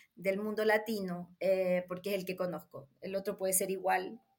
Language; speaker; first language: Spanish; native; Spanish